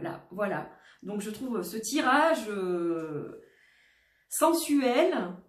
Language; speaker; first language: French; native; French